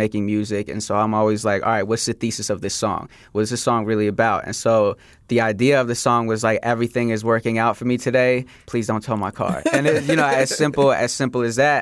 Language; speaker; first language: English; native; English